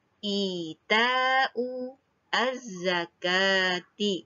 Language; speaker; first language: Arabic; non-native, fluent; Malay